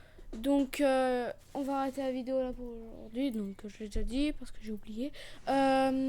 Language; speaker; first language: French; native; French